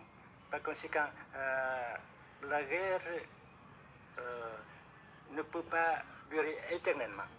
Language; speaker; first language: French; non-native, local second language; Vietnamese